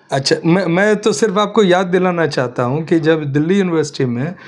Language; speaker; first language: Hindi; native; Hindi